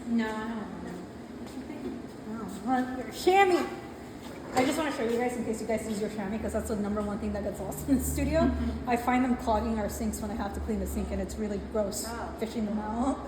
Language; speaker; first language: English; native; English